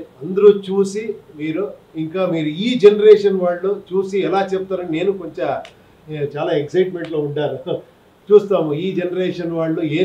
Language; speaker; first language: Telugu; non-native, local second language; Kannada